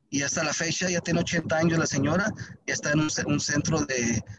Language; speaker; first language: Spanish; early bilingual, heritage; Spanish